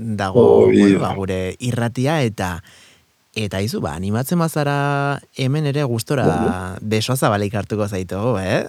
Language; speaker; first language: Basque; native; Basque